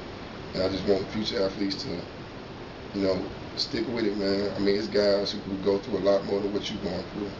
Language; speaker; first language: English; native; English